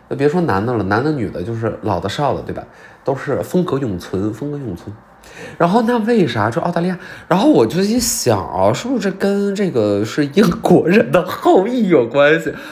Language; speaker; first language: Chinese; native; Chinese